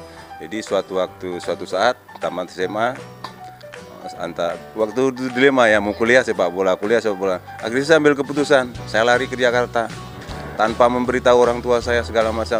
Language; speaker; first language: Indonesian; non-native, local second language; Minangkabau